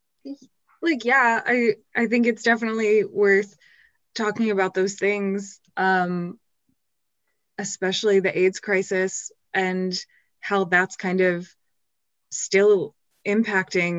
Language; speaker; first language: English; native; English